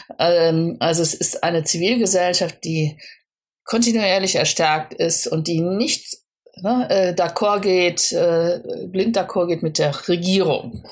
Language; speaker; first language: German; native; German